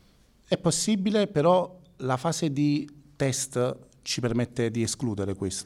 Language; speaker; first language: Italian; native; Italian